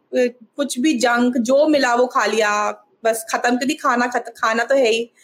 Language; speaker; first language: Hindi; native; Hindi